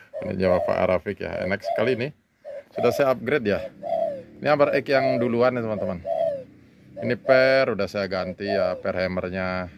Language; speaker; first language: Indonesian; non-native, local second language; Balinese